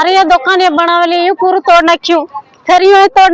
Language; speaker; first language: Hindi; non-native, local second language; Gujarati